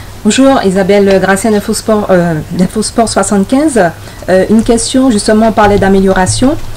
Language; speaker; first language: French; native; French